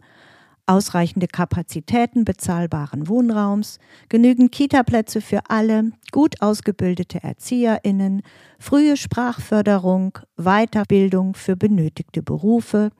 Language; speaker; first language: German; native; German